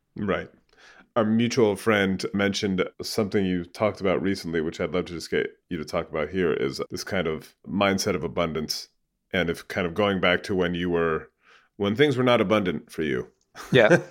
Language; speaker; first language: English; non-native, fluent; Spanish